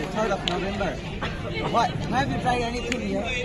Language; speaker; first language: English; non-native, learner; Nepali